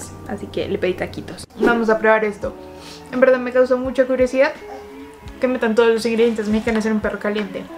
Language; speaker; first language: Spanish; native; Spanish